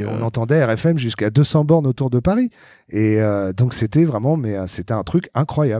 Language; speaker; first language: French; native; French